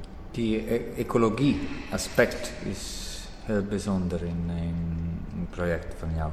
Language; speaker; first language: Dutch; non-native, learner; Italian